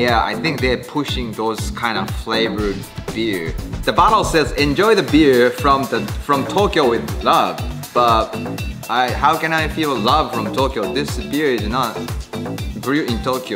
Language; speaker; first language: English; non-native, fluent; Japanese